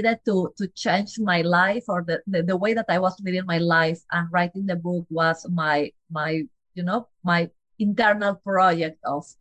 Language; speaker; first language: English; non-native, fluent; Spanish